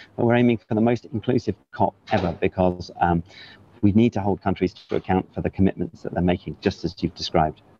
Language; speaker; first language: English; native; English